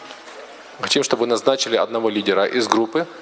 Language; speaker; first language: Russian; native; Russian